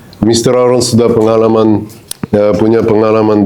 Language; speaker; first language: Indonesian; non-native, fluent; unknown